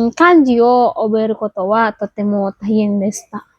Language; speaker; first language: Japanese; non-native, learner; Indonesian